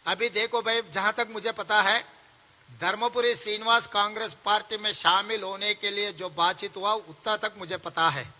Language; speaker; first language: Hindi; non-native, local second language; Telugu